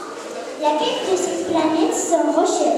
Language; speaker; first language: French; non-native, local second language; Arabic